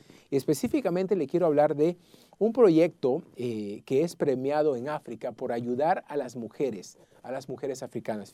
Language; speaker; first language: Spanish; native; Spanish